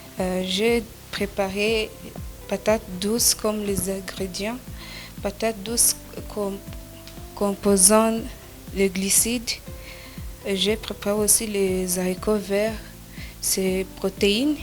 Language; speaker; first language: French; non-native, learner; Kinyarwanda